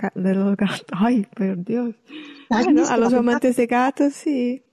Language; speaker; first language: Spanish; non-native, fluent; Portuguese